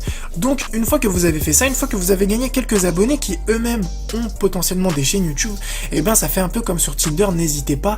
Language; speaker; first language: French; native; French